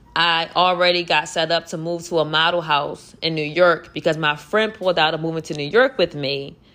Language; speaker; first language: English; native; English